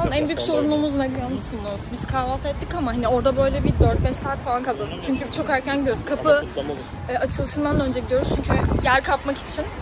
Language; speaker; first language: Turkish; native; Turkish